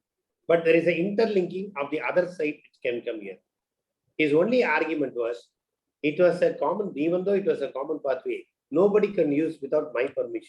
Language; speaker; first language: English; non-native, local second language; Tamil